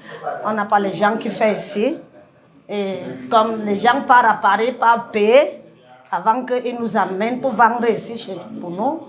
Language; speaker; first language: French; non-native, learner; English